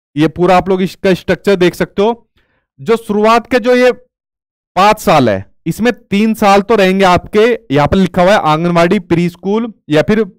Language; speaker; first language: Hindi; native; Hindi